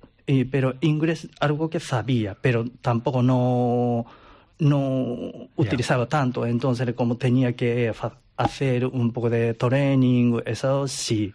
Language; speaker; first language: Spanish; non-native, learner; Japanese